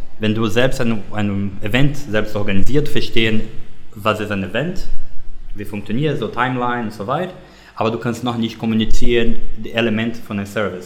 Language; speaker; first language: German; non-native, learner; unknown